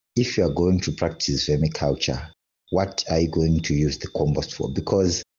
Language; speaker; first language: English; non-native, local second language; Shona